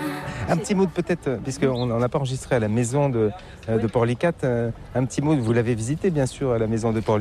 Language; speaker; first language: French; native; French